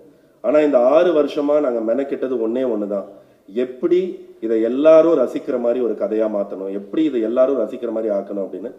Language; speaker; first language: Tamil; native; Tamil